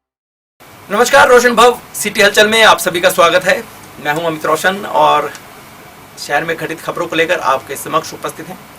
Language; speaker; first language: Hindi; native; Hindi